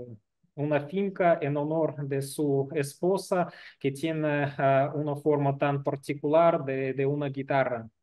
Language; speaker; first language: Spanish; non-native, learner; Russian